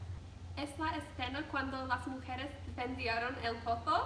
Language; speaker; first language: Spanish; non-native, learner; English